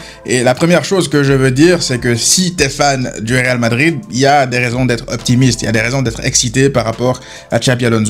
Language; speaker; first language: French; native; French